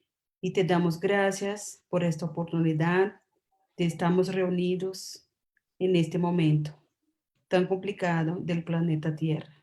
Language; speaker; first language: Spanish; non-native, fluent; Portuguese